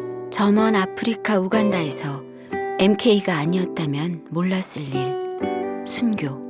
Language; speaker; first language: Korean; native; Korean